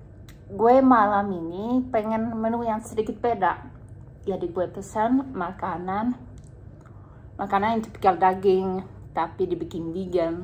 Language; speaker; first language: Indonesian; non-native, fluent; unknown